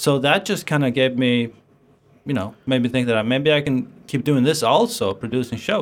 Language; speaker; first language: English; non-native, fluent; Faroese